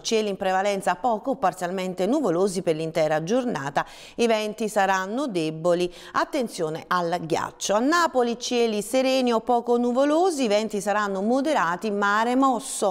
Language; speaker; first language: Italian; native; Italian